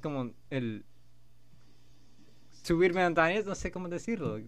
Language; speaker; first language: Spanish; non-native, learner; English